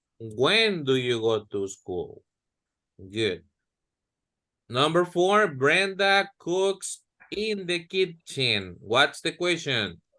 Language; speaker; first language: English; non-native, fluent; Spanish